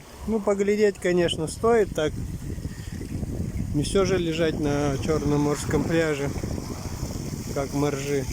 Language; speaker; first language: Russian; native; Russian